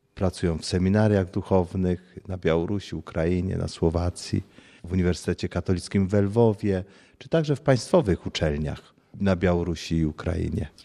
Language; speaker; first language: Polish; native; Polish